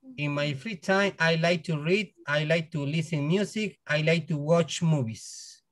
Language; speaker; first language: English; non-native, learner; Spanish